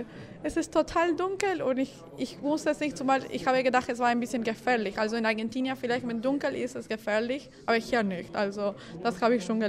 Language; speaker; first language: German; non-native, fluent; Spanish